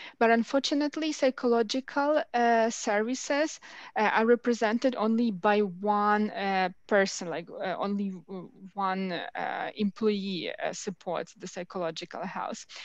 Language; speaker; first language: English; non-native, fluent; Ukrainian